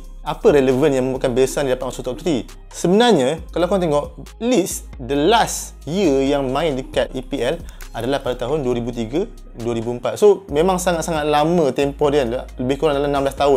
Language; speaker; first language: Malay; native; Malay